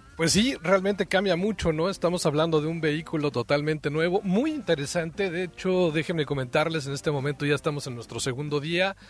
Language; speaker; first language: Spanish; native; Spanish